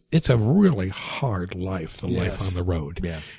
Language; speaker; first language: English; native; English